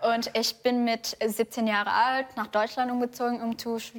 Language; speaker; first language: German; non-native, fluent; Indonesian